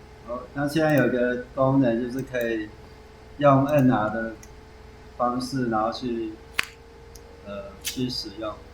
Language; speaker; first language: Chinese; native; Chinese